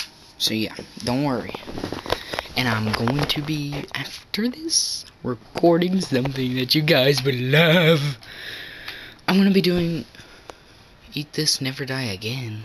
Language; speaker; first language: English; native; English